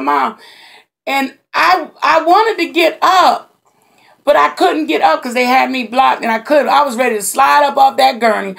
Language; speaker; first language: English; native; English